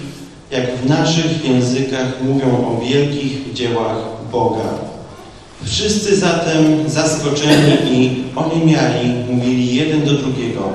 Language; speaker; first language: Polish; native; Polish